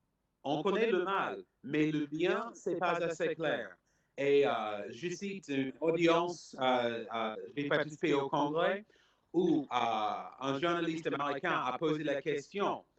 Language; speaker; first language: French; non-native, fluent; English